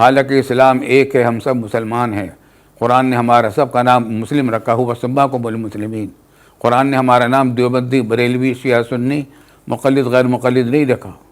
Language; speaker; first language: Urdu; native; Urdu